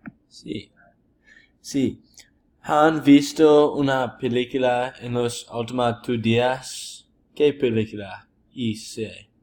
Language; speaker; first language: Spanish; non-native, learner; English